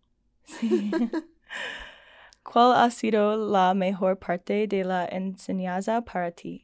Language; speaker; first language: Spanish; non-native, learner; English